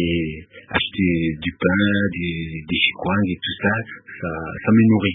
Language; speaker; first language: French; non-native, local second language; Lingala